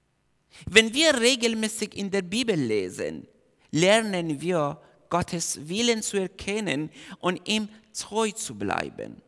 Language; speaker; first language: German; non-native, fluent; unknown